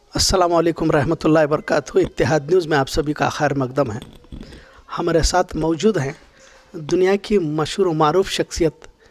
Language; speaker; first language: Urdu; native; Urdu